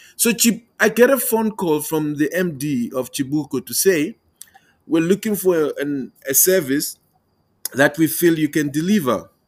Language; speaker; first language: English; non-native, local second language; Tumbuka